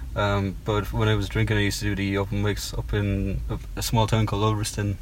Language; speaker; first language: English; native; English